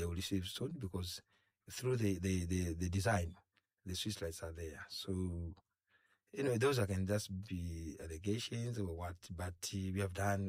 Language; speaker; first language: English; non-native, local second language; Nyanja